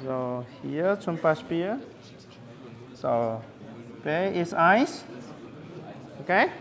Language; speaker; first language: German; non-native, learner; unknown